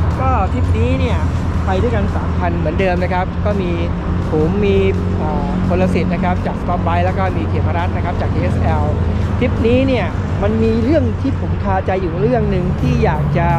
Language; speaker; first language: Thai; native; Thai